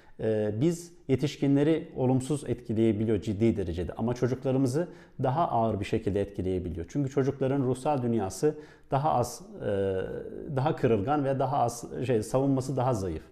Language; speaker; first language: Turkish; native; Turkish